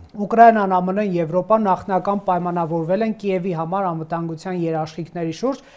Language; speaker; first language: Armenian; native; Armenian